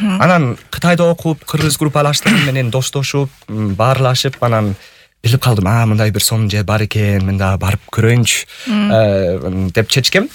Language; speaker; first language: Kyrgyz; non-native, fluent; English